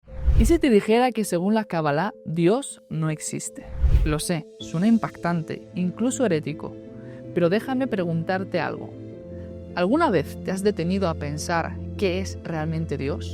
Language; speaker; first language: Spanish; native; Spanish